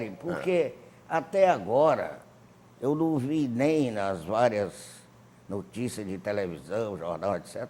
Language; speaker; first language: Portuguese; native; Portuguese